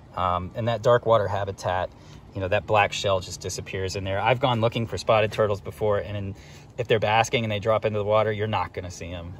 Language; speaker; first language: English; native; English